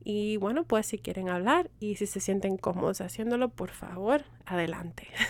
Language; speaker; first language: Spanish; early bilingual, heritage; Spanish